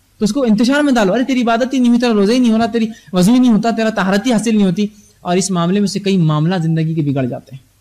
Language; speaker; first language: Urdu; native; Urdu